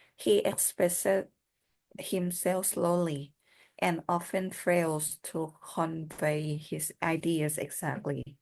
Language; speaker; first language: English; non-native, learner; Thai